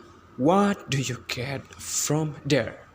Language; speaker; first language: English; non-native, learner; Indonesian